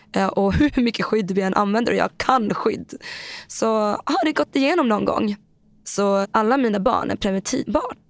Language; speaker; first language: Swedish; native; Swedish